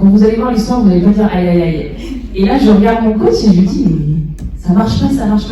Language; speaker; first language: French; native; French